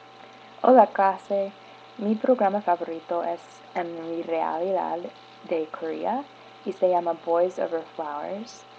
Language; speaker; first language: Spanish; non-native, learner; English